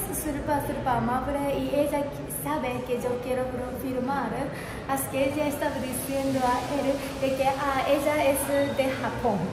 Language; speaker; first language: Spanish; non-native, learner; Japanese